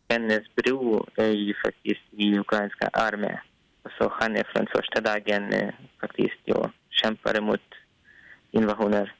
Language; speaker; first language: Swedish; non-native, learner; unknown